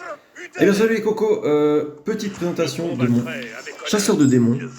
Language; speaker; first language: French; native; French